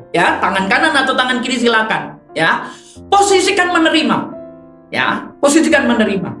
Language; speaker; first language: Indonesian; native; Indonesian